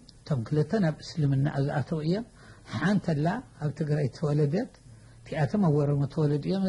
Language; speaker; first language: Tigrinya; native; Tigrinya